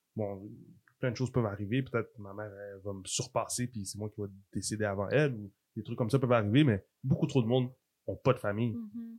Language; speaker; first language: French; native; French